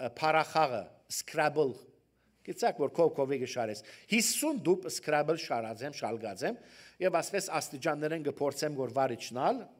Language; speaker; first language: Armenian; early bilingual, heritage; Armenian